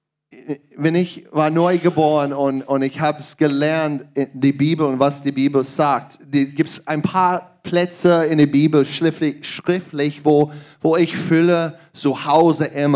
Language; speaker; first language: German; non-native, learner; English